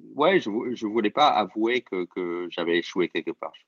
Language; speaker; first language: French; non-native, fluent; English